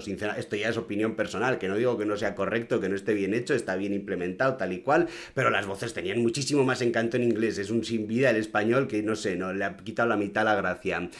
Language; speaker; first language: Spanish; native; Spanish